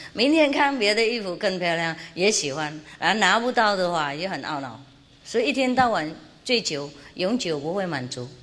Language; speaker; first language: Chinese; non-native, fluent; Vietnamese